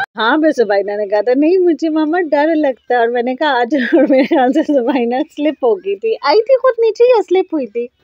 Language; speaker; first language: Hindi; native; Hindi